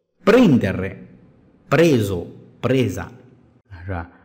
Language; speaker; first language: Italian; non-native, fluent; Chinese